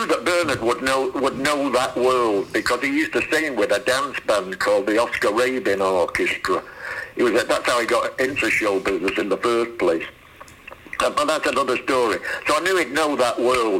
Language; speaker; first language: English; native; English